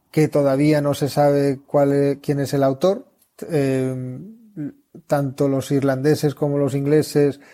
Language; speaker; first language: Spanish; native; Spanish